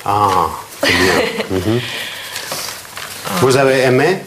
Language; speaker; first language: French; non-native, fluent; Russian